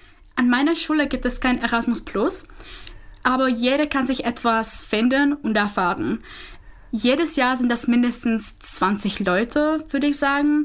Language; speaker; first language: German; non-native, fluent; Czech